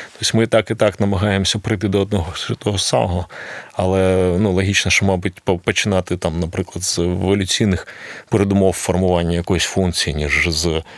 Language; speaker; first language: Ukrainian; non-native, local second language; Russian